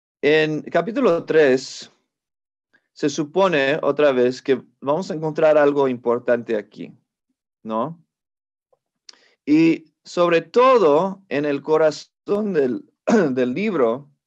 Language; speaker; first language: Spanish; non-native, fluent; English